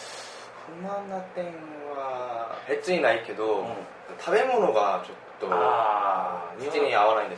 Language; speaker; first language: Japanese; non-native, fluent; Korean